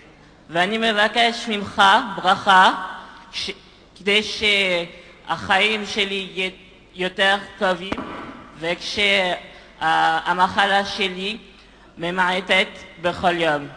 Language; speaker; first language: Hebrew; non-native, learner; French